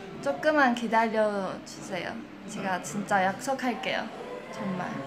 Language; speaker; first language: Korean; non-native, fluent; Chinese